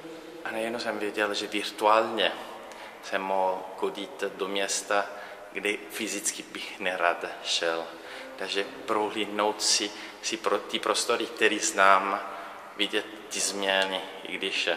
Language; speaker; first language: Czech; non-native, learner; Italian